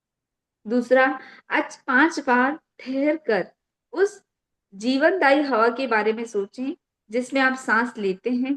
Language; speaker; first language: Hindi; native; Hindi